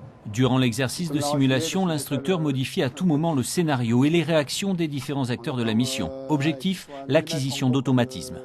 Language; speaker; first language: French; native; French